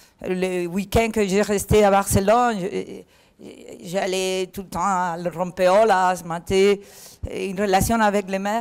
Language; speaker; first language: French; non-native, learner; Catalan